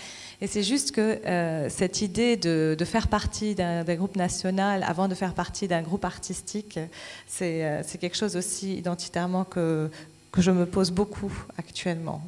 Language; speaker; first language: French; non-native, local second language; Arabic